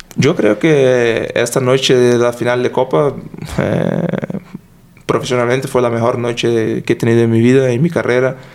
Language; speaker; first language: Spanish; non-native, fluent; Portuguese